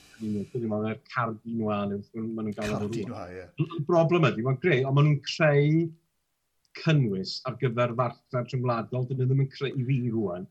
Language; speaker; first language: Welsh; native; Welsh